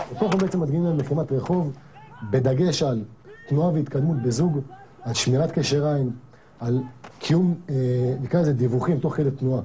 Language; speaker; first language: Hebrew; native; Hebrew